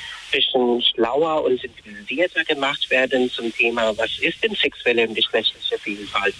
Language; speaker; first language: German; non-native, fluent; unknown